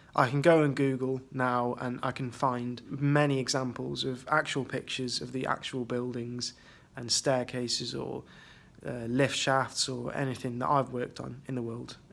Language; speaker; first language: English; native; English